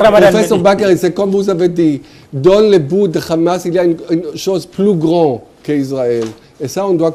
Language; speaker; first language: French; non-native, fluent; Hebrew